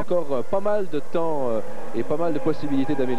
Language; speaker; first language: French; native; French